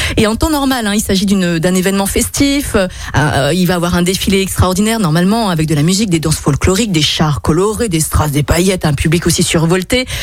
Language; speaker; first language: French; non-native, fluent; English